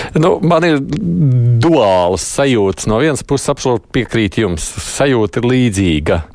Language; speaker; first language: Latvian; native; Latvian